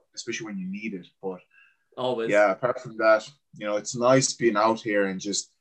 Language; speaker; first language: English; native; English